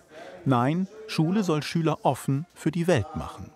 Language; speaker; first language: German; native; German